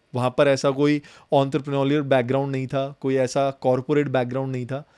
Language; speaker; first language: Hindi; native; Hindi